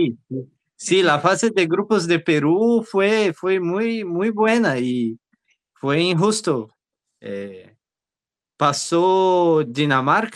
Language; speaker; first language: Spanish; non-native, learner; Portuguese